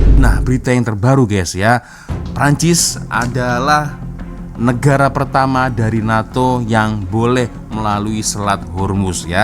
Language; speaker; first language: Indonesian; native; Indonesian